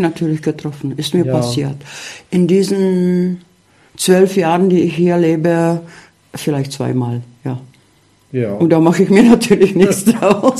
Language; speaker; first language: German; early bilingual, heritage; Czech